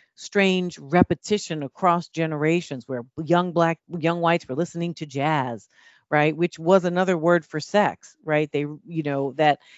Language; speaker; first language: English; native; English